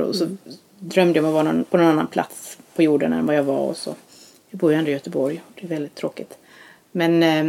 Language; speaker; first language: Swedish; native; Swedish